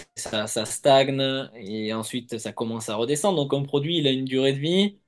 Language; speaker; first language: French; native; French